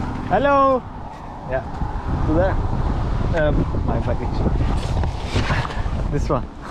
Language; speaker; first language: English; non-native, learner; Turkish